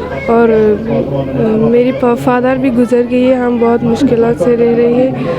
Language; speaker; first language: Hindi; non-native, learner; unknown